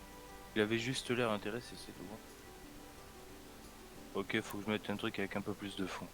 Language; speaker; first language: French; native; French